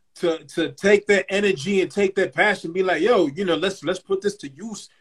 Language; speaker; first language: English; early bilingual, other home language; Spanish